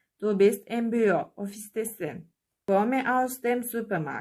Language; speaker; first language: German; non-native, fluent; Turkish